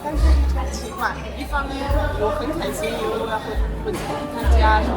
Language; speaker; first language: Chinese; non-native, fluent; Arabic